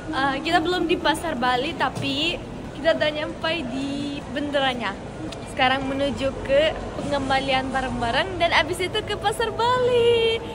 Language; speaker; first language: Indonesian; non-native, fluent; Russian